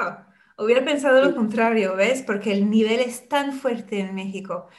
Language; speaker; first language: Spanish; non-native, fluent; French